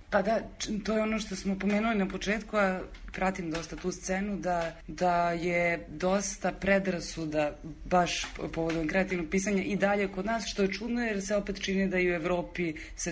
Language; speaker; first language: Serbian; native; Serbian